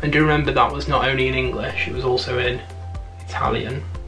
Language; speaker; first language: English; native; English